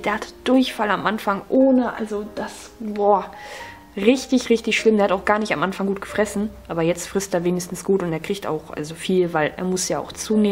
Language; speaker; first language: German; native; German